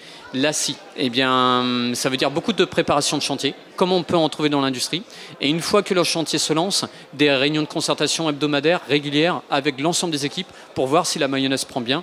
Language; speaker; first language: French; native; French